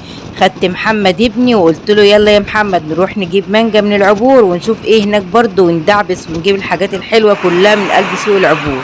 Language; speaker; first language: Arabic; native; Arabic